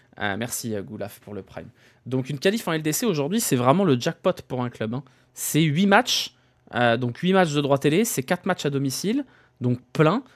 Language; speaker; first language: French; native; French